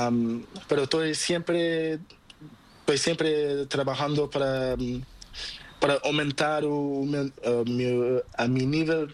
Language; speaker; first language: Spanish; non-native, learner; Portuguese